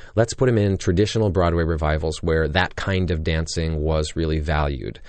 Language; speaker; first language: English; native; English